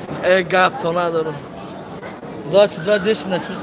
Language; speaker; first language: Russian; non-native, local second language; Tajik